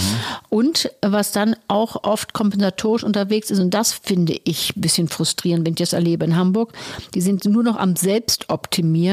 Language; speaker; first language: German; native; German